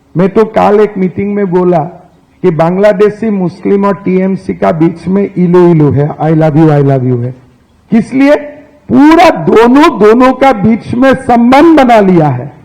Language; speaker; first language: Hindi; non-native, local second language; Assamese